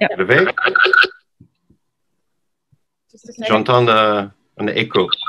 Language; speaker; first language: French; non-native, learner; English